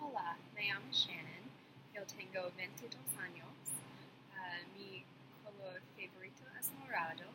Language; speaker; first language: Spanish; non-native, learner; English